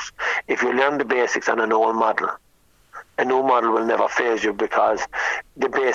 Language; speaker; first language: English; native; English